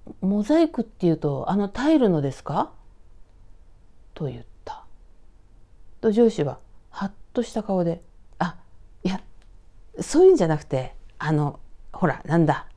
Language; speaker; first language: Japanese; native; Japanese